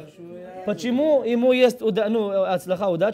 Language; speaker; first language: Russian; early bilingual, heritage; Russian